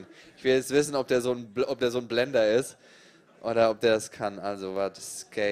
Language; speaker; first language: German; native; German